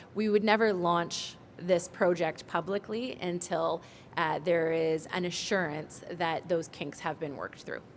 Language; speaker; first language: English; native; English